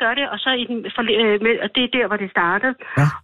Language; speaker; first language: Danish; native; Danish